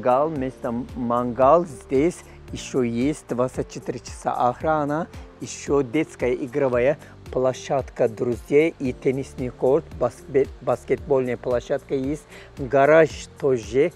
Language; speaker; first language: Russian; non-native, fluent; Turkish